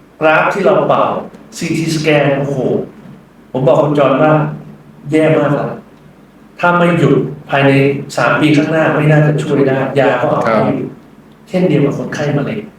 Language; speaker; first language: Thai; native; Thai